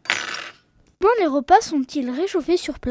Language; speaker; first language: French; native; French